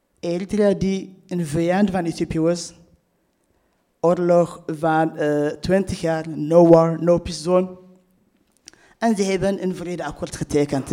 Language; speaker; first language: Dutch; non-native, fluent; Tigrinya